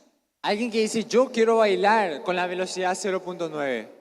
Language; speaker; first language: Spanish; native; Spanish